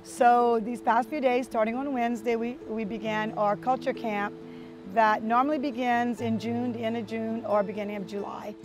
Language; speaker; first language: English; early bilingual, other home language; French